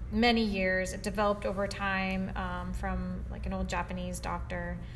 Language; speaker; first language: English; native; English